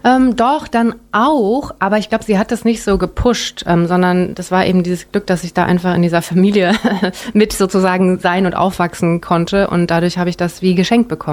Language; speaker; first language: German; early bilingual, other home language; Japanese